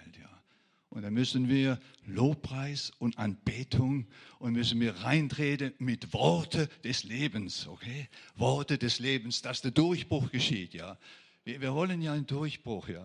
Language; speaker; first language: German; non-native, fluent; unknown